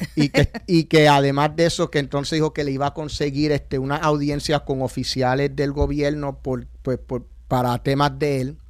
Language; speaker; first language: Spanish; native; Spanish